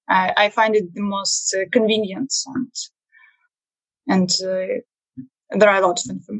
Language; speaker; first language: English; non-native, learner; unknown